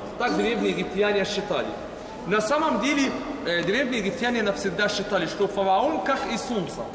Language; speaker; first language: Russian; non-native, learner; Arabic